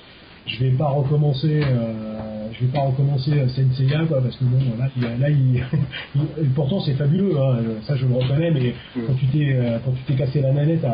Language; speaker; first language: French; native; French